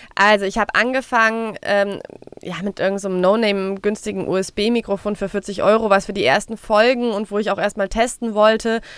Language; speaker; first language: German; native; German